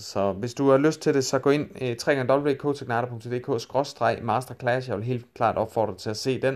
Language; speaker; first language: Danish; native; Danish